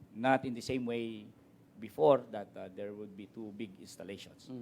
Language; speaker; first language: English; non-native, local second language; Filipino